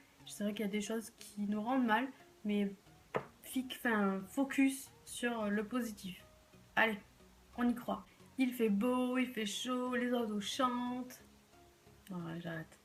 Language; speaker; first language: French; native; French